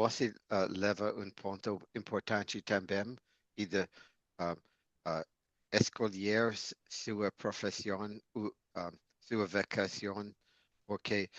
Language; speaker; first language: Portuguese; non-native, learner; English